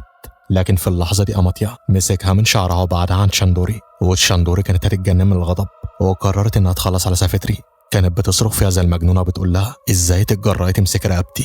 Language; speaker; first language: Arabic; native; Arabic